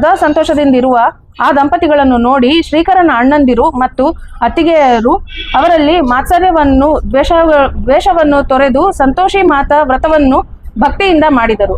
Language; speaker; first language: Kannada; native; Kannada